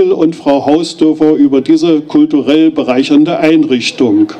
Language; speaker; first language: German; native; German